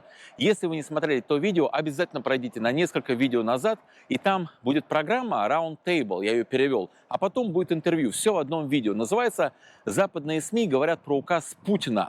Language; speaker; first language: Russian; native; Russian